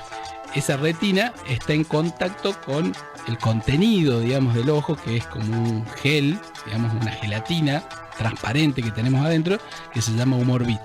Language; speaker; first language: Spanish; native; Spanish